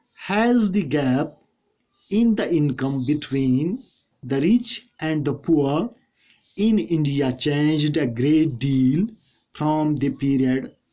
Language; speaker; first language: English; non-native, local second language; Hindi